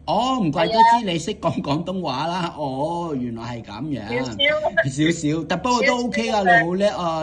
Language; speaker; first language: Cantonese; native; Cantonese